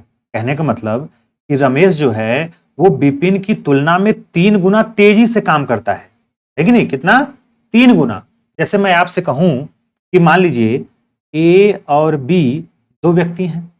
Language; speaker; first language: Hindi; native; Hindi